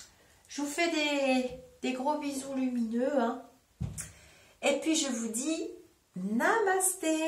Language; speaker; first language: French; native; French